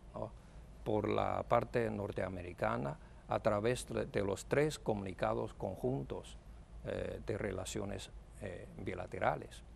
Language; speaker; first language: Spanish; non-native, fluent; Chinese